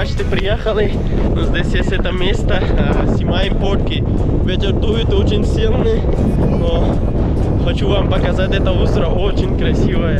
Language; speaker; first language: Russian; non-native, learner; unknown